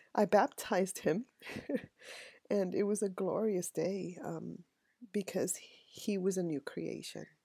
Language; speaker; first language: English; native; English